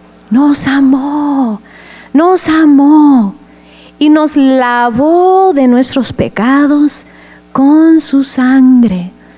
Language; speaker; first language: Spanish; non-native, fluent; English